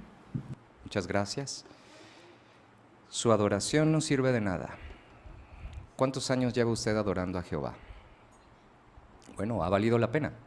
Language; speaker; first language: Spanish; native; Spanish